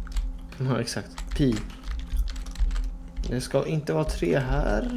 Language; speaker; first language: Swedish; non-native, fluent; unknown